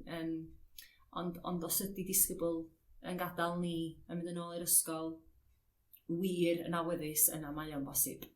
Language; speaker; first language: Welsh; native; Welsh